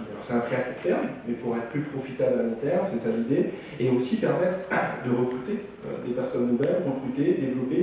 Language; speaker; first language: French; native; French